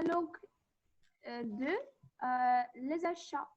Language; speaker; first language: French; non-native, learner; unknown